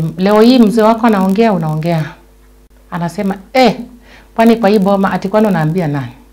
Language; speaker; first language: Swahili; non-native, local second language; Luyia